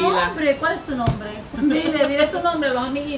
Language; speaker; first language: Spanish; native; Spanish